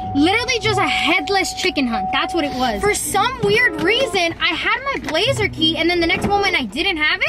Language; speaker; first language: English; native; English